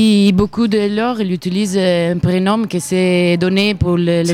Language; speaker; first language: French; non-native, learner; Italian